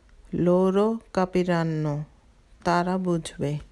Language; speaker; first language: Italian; non-native, fluent; Bangla